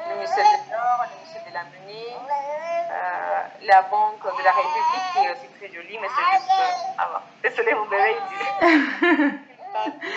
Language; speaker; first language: French; non-native, fluent; Spanish